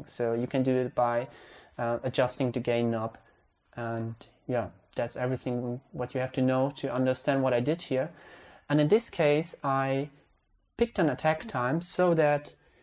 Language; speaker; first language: English; non-native, fluent; Hungarian